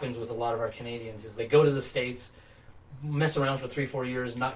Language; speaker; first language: English; native; English